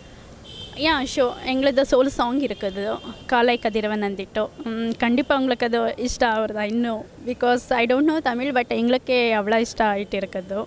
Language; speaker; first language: Tamil; non-native, learner; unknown